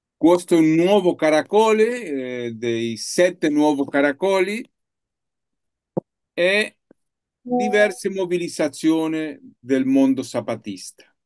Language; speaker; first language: Italian; non-native, learner; Spanish